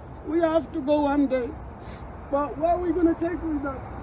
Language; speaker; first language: English; non-native, local second language; Sylheti